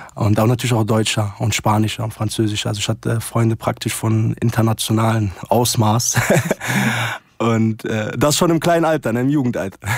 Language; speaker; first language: German; early bilingual, other home language; Arabic